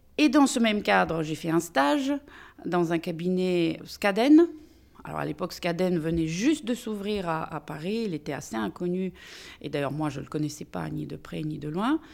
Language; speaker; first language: French; non-native, fluent; Russian